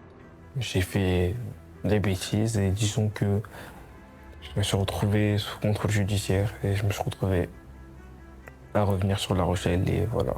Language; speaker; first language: French; native; French